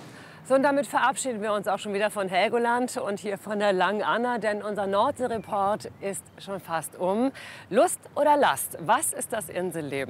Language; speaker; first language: German; native; German